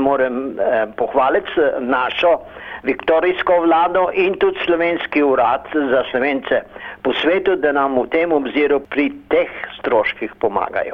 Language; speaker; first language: Slovenian; early bilingual, heritage; Slovenian